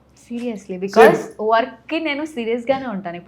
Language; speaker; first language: Telugu; non-native, fluent; Odia